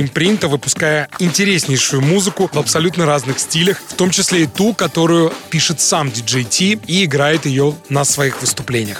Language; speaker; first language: Russian; native; Russian